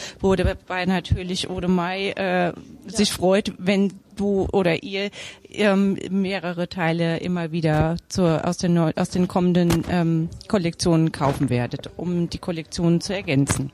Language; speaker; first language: German; native; German